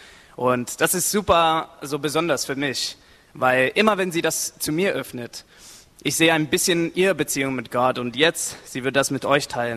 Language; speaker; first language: German; non-native, learner; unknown